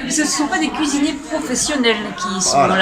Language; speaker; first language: French; native; French